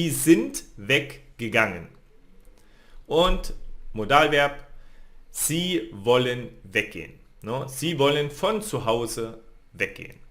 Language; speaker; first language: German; non-native, fluent; Spanish